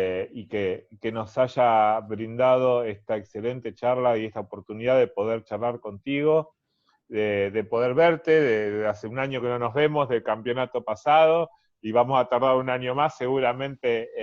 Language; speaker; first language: Spanish; native; Spanish